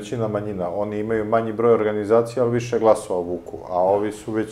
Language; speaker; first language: Serbian; native; Serbian